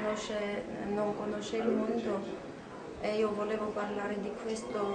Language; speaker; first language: Italian; non-native, learner; Armenian